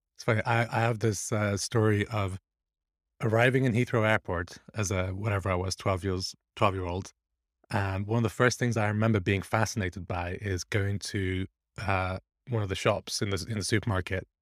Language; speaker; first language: English; early bilingual, other home language; Persian